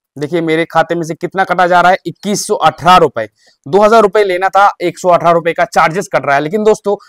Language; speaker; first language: Hindi; native; Hindi